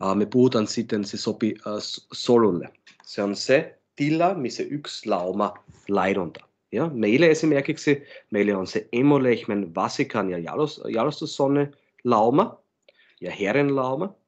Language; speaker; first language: Finnish; non-native, fluent; German